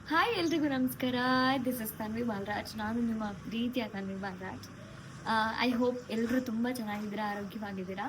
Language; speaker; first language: Kannada; non-native, local second language; Lambadi